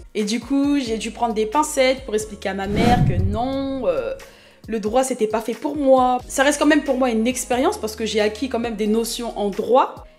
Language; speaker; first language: French; early bilingual, other home language; Haitian Creole